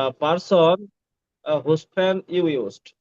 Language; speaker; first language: English; non-native, learner; Bangla